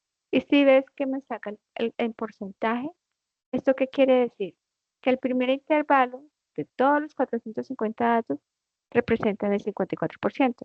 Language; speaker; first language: Spanish; native; Spanish